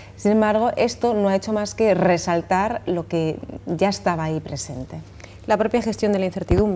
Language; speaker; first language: Spanish; native; Spanish